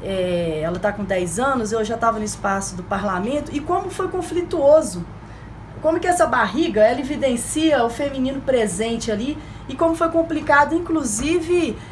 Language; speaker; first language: Portuguese; native; Portuguese